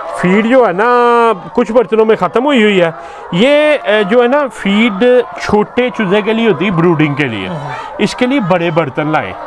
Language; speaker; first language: Urdu; non-native, local second language; Punjabi